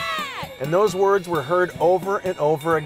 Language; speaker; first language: English; native; English